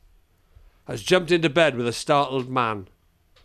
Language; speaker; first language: English; native; English